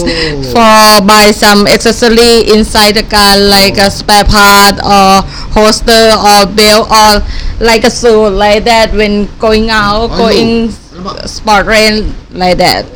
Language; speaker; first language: English; non-native, learner; Thai